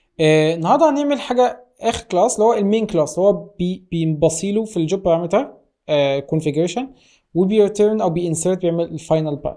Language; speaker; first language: Arabic; native; Arabic